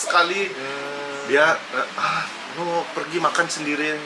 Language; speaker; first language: Indonesian; non-native, local second language; Balinese